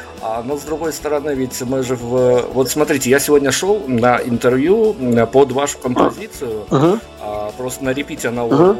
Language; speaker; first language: Russian; native; Russian